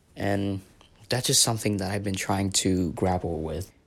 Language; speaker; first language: English; non-native, fluent; Vietnamese